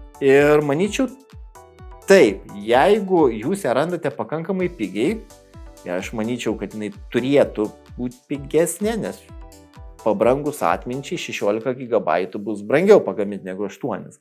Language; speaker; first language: Lithuanian; native; Lithuanian